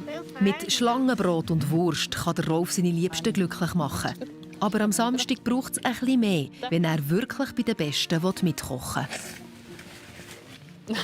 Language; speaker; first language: German; native; German